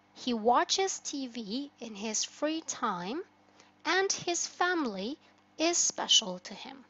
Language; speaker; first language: English; non-native, fluent; Albanian